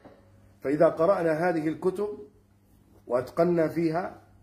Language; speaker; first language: Arabic; non-native, fluent; Urdu